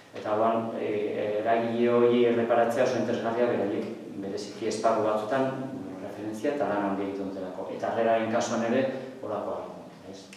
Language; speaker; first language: Basque; non-native, local second language; Spanish